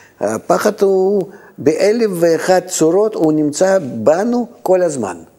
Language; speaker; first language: Hebrew; non-native, fluent; Russian